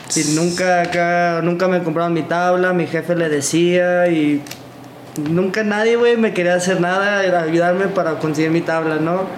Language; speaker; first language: Spanish; early bilingual, other home language; English